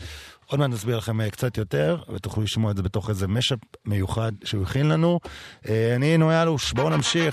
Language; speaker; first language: Hebrew; native; Hebrew